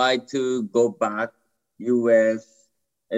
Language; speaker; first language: English; non-native, learner; Japanese